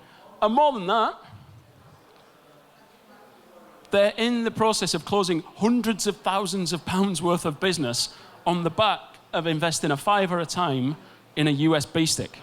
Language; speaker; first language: English; native; English